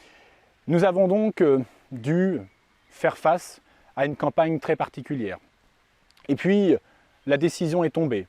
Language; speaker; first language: French; native; French